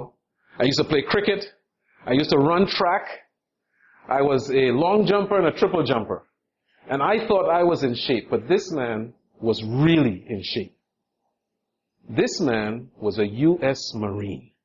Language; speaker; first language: English; native; English